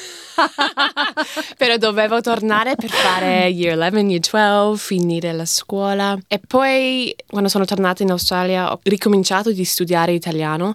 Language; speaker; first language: Italian; non-native, fluent; English